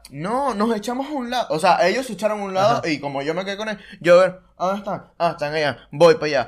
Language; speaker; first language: Spanish; native; Spanish